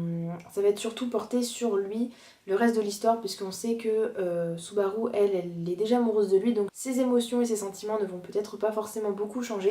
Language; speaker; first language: French; native; French